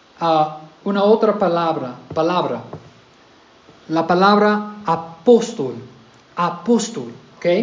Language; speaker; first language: Spanish; non-native, fluent; English